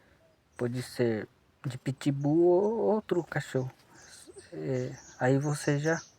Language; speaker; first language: Portuguese; non-native, local second language; Guarani